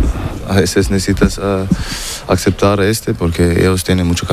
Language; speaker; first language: Spanish; non-native, learner; German